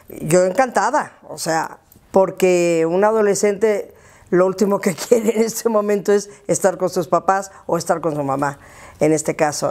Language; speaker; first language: Spanish; native; Spanish